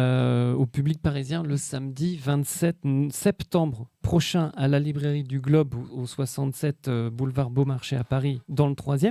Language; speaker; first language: French; native; French